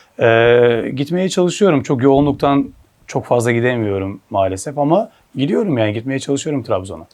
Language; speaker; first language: Turkish; early bilingual, heritage; Turkish